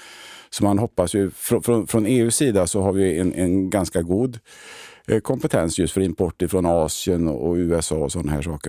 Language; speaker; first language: Swedish; native; Swedish